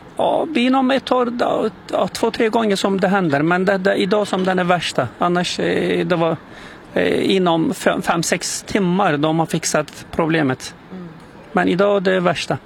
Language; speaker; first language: Swedish; non-native, local second language; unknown